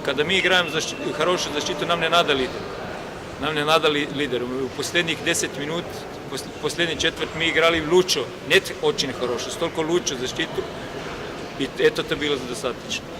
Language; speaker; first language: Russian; non-native, learner; Croatian